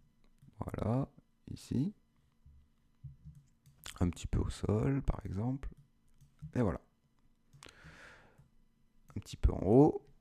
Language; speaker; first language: French; native; French